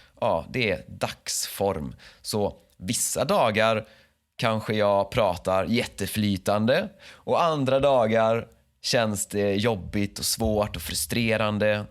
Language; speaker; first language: Swedish; native; Swedish